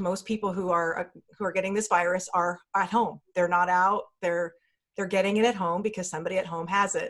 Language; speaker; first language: English; native; English